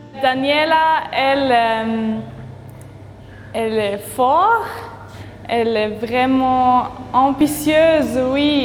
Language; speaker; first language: French; non-native, local second language; German